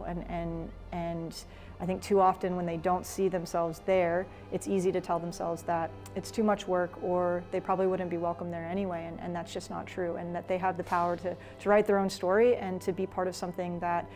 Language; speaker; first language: English; native; English